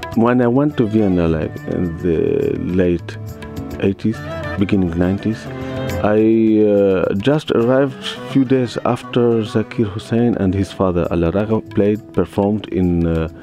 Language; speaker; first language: English; non-native, learner; Arabic